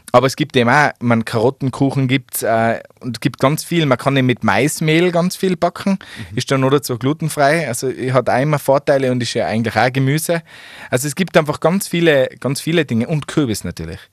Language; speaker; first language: German; native; German